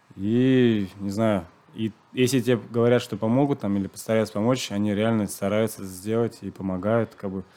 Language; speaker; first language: Russian; non-native, local second language; Chuvash